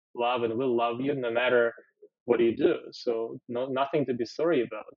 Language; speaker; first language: English; early bilingual, other home language; Ukrainian